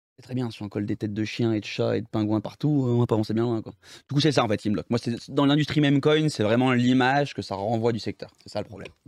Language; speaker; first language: French; native; French